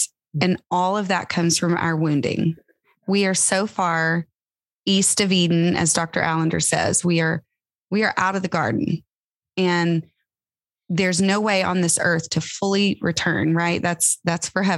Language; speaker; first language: English; native; English